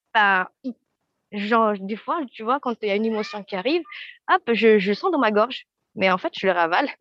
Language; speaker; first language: French; non-native, local second language; Malagasy